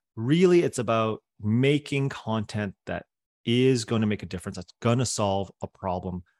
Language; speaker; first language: English; non-native, fluent; Cantonese